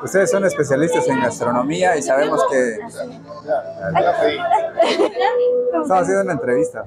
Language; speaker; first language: Spanish; native; Spanish